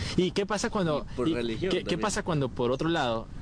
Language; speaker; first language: Spanish; native; Spanish